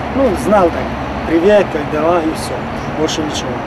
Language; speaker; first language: Ukrainian; non-native, learner; Turkish